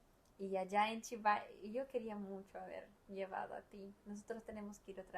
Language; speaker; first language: Spanish; non-native, fluent; Portuguese